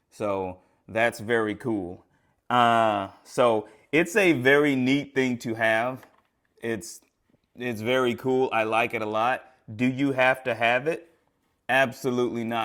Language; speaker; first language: English; native; English